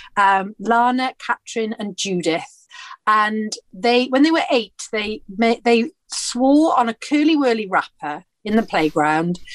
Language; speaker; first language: English; native; English